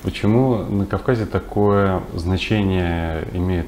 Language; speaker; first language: Russian; native; Russian